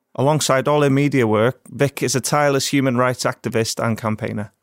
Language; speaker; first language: English; native; English